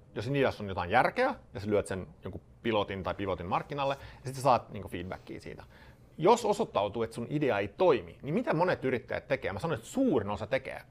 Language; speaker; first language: Finnish; non-native, fluent; Swedish